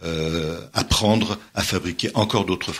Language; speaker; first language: French; native; French